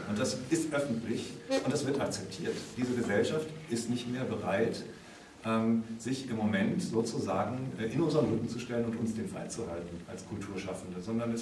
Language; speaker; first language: German; native; German